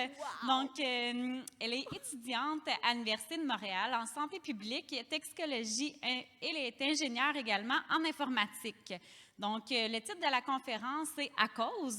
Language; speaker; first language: French; native; French